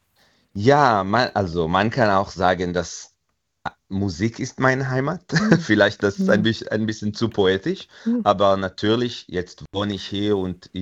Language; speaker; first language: German; non-native, fluent; Hebrew